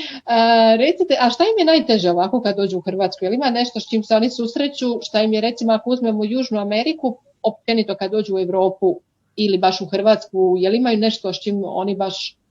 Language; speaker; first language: Croatian; native; Croatian